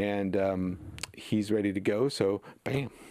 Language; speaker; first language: English; native; English